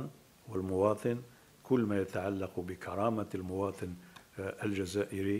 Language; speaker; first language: Arabic; native; Arabic